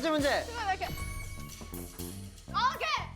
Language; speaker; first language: Korean; non-native, fluent; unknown